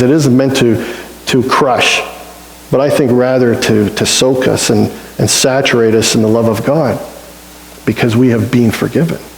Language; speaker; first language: English; native; English